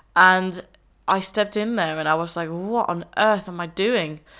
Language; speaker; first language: English; non-native, fluent; Dutch